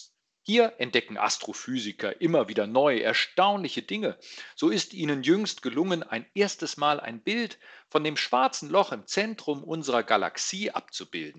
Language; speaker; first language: German; native; German